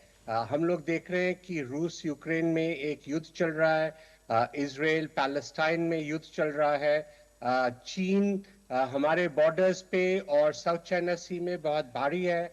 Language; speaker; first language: Hindi; native; Hindi